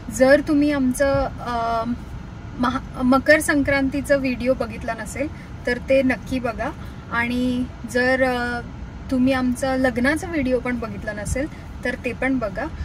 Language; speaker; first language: Marathi; non-native, local second language; Kannada